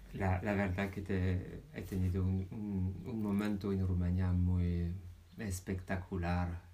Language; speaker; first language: Spanish; non-native, fluent; French